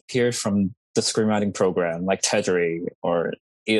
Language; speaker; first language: English; non-native, fluent; Cantonese